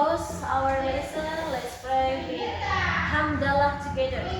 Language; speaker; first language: English; non-native, learner; Indonesian